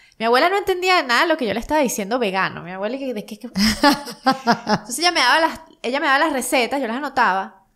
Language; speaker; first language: Spanish; native; Spanish